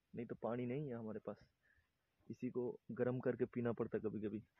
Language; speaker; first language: Hindi; non-native, local second language; Bangla